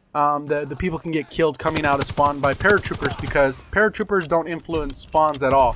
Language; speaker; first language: English; native; English